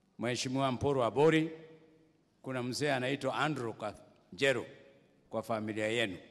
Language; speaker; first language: Swahili; non-native, local second language; Meru